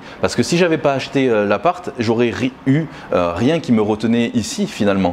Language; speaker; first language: French; native; French